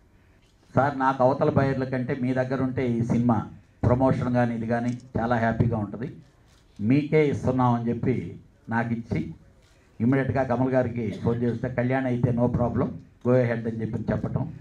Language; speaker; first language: Telugu; native; Telugu